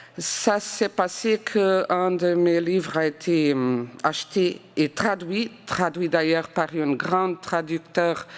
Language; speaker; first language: French; non-native, fluent; Portuguese